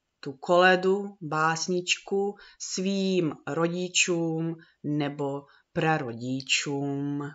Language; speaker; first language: Czech; early bilingual, heritage; Czech